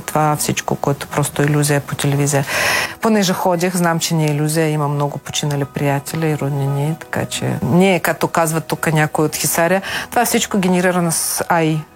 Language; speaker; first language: Bulgarian; non-native, fluent; Ukrainian